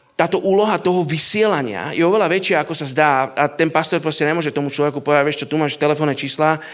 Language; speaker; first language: Slovak; native; Slovak